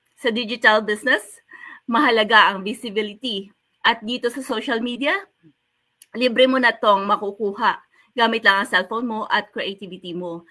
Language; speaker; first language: Filipino; native; Filipino